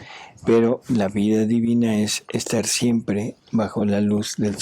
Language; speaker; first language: Spanish; native; Spanish